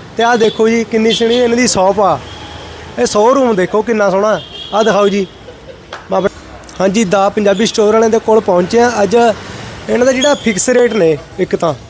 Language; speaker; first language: Punjabi; native; Punjabi